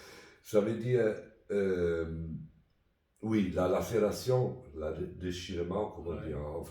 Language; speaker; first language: French; non-native, fluent; Italian